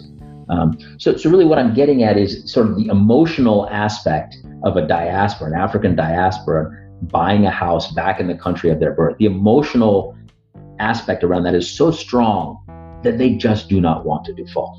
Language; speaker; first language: English; native; English